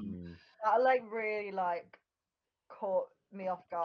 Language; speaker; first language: English; native; English